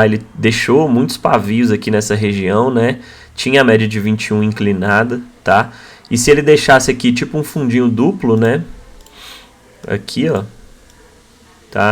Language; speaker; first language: Portuguese; native; Portuguese